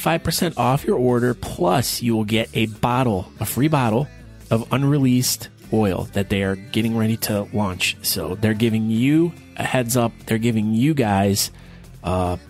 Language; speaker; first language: English; native; English